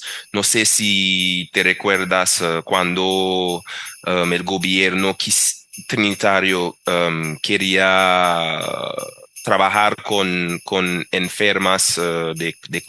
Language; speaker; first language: Spanish; non-native, fluent; English